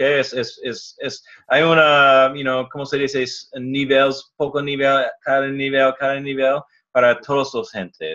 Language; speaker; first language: Spanish; non-native, learner; English